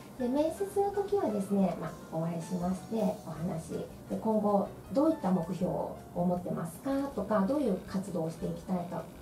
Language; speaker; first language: Japanese; native; Japanese